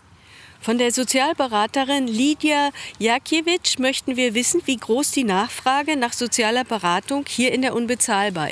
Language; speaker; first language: German; native; German